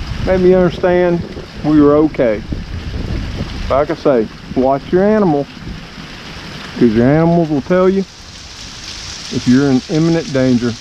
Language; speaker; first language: English; native; English